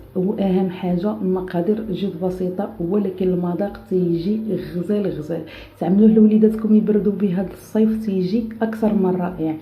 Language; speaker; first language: Arabic; native; Arabic